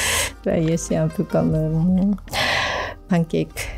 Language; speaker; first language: French; non-native, fluent; Japanese